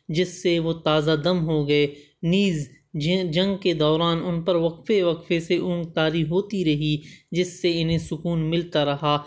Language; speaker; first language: Urdu; native; Urdu